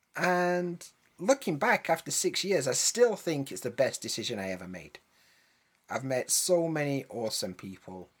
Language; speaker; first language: English; native; English